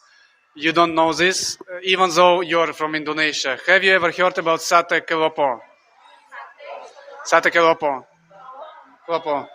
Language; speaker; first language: English; non-native, fluent; Russian